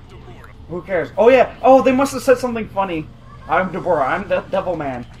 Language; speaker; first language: English; native; English